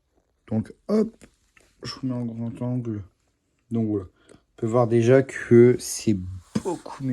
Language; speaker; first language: French; native; French